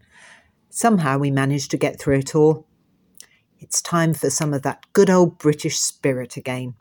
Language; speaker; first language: English; native; English